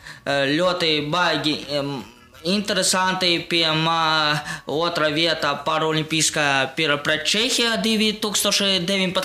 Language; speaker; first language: Latvian; non-native, local second language; Russian